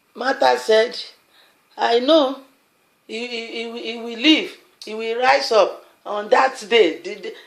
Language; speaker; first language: English; non-native, local second language; Yoruba